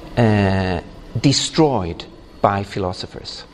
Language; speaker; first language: English; non-native, fluent; Swedish